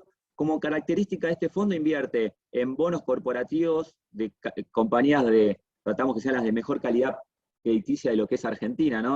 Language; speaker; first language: Spanish; native; Spanish